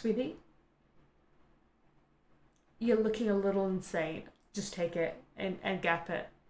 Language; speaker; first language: English; native; English